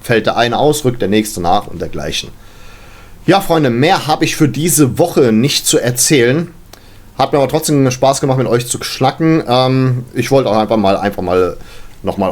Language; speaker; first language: German; native; German